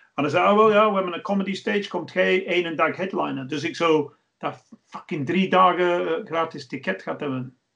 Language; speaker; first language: Dutch; non-native, fluent; English